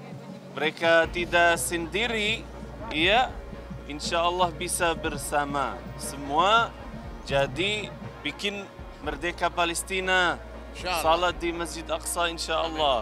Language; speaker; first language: Indonesian; non-native, learner; Arabic